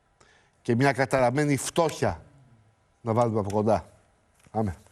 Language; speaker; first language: Greek; native; Greek